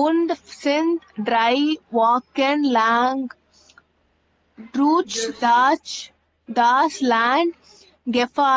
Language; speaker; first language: German; non-native, learner; Tamil